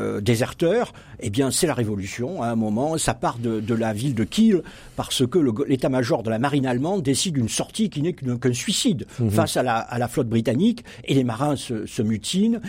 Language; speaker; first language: French; native; French